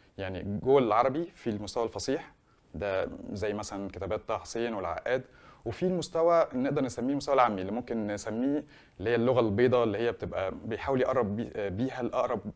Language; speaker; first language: Arabic; native; Arabic